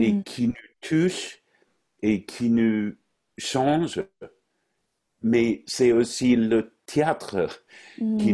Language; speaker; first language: French; non-native, fluent; English